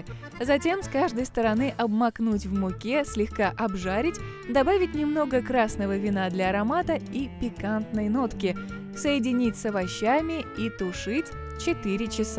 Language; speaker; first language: Russian; native; Russian